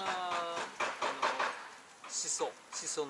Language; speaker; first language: Japanese; native; Japanese